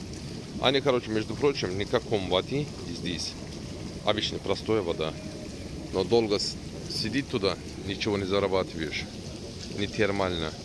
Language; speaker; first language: Russian; non-native, learner; Turkish